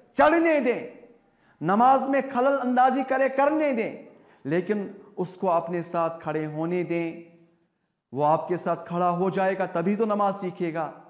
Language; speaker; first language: Hindi; non-native, local second language; Kashmiri